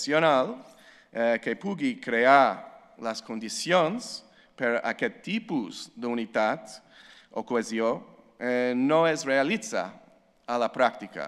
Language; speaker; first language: Catalan; non-native, fluent; English